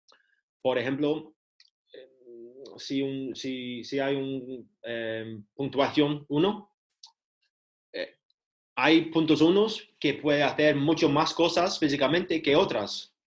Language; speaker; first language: Spanish; non-native, learner; English